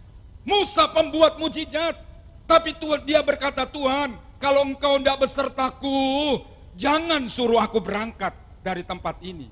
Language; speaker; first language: Indonesian; non-native, local second language; Javanese